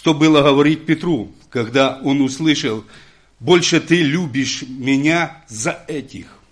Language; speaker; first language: Russian; non-native, local second language; Ukrainian